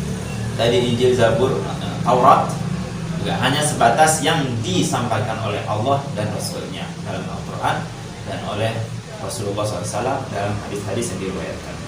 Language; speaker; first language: Indonesian; native; Indonesian